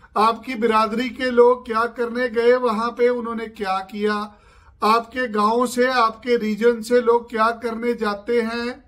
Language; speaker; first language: Hindi; non-native, local second language; Punjabi